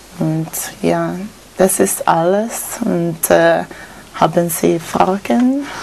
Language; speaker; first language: German; non-native, learner; Finnish